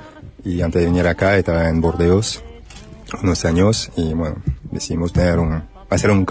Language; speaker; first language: Spanish; non-native, fluent; French